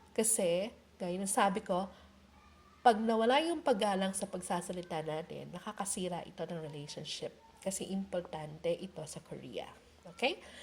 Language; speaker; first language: Filipino; native; Filipino